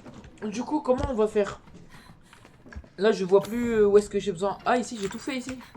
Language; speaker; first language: French; native; French